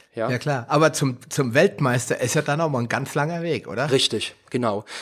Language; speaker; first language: German; native; German